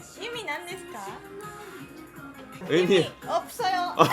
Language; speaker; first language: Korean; non-native, learner; Japanese